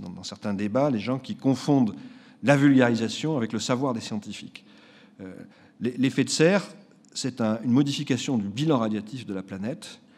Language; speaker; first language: French; native; French